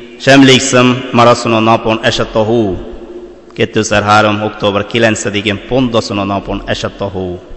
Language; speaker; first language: Hungarian; non-native, fluent; Malayalam